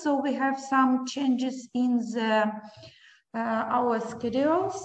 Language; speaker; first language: English; non-native, learner; Ukrainian